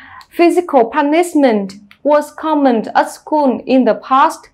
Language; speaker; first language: English; non-native, fluent; Vietnamese